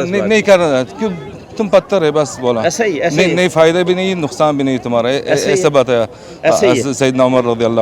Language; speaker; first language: Hindi; non-native, learner; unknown